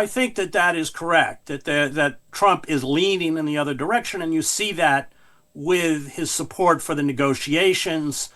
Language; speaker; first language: English; native; English